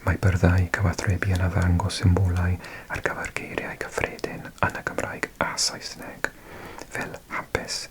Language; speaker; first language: Welsh; non-native, learner; English